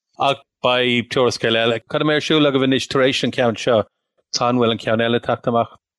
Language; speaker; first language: Irish; non-native, local second language; English